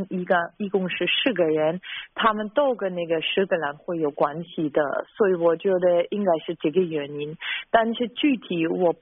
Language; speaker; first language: Chinese; non-native, fluent; German